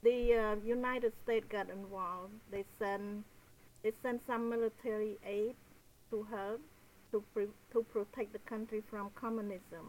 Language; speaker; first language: English; non-native, fluent; Khmer